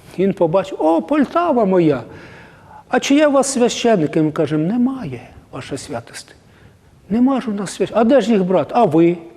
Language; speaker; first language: Ukrainian; native; Ukrainian